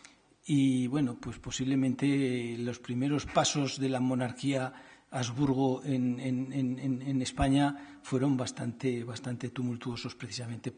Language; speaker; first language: Spanish; native; Spanish